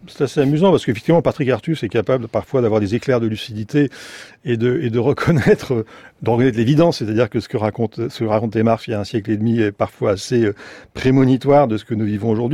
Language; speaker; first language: French; native; French